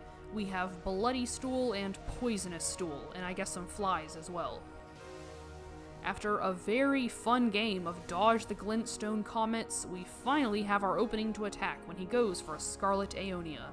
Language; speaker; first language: English; native; English